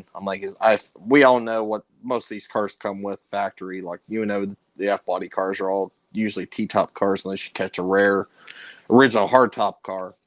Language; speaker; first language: English; native; English